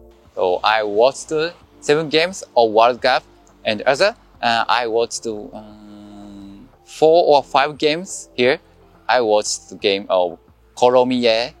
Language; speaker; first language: English; non-native, learner; Japanese